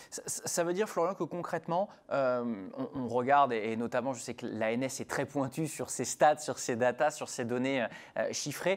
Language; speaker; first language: French; native; French